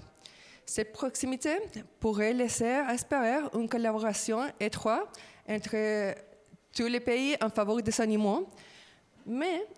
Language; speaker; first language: French; non-native, fluent; Spanish